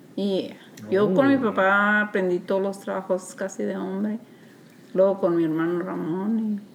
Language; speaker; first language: Spanish; native; Spanish